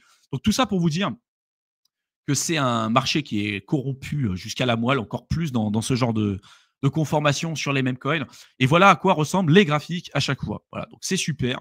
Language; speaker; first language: French; native; French